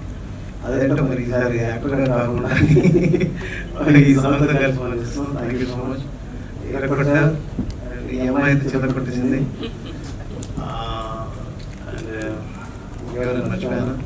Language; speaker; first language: Telugu; native; Telugu